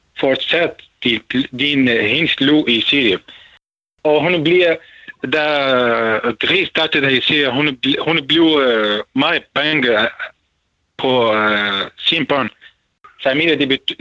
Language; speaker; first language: Danish; non-native, learner; Arabic